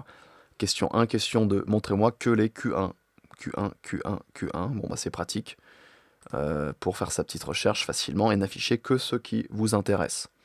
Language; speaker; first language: French; native; French